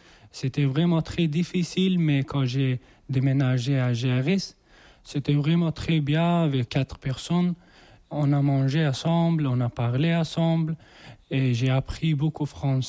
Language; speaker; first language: French; non-native, learner; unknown